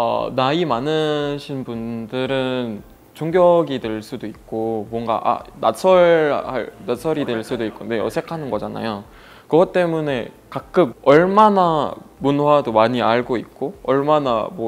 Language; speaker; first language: Korean; non-native, fluent; Indonesian